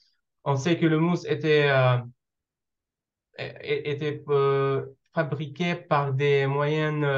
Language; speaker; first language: French; non-native, learner; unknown